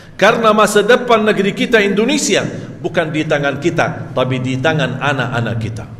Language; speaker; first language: Malay; non-native, fluent; Arabic